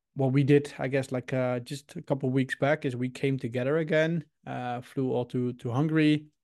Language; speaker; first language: English; non-native, fluent; Dutch